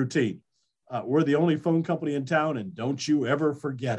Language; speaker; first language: English; native; English